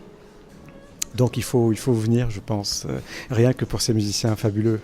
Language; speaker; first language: French; non-native, local second language; Arabic